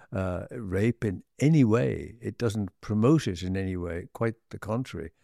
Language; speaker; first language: English; native; English